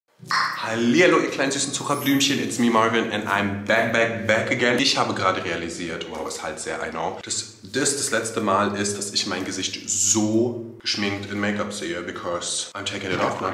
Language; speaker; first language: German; native; German